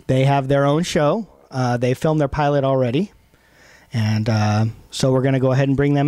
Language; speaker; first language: English; native; English